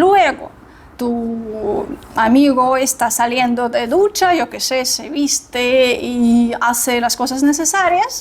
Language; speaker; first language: Spanish; non-native, fluent; Russian